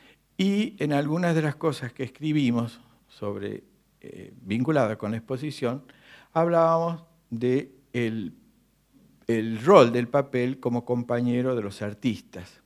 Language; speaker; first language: Spanish; native; Spanish